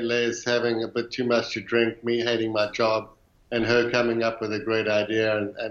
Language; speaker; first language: English; native; English